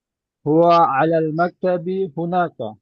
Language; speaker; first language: Arabic; non-native, learner; Indonesian